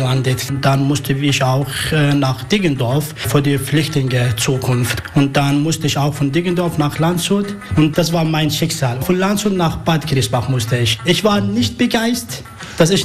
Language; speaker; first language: German; non-native, learner; Arabic